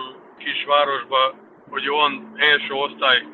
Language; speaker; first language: Hungarian; non-native, fluent; Serbian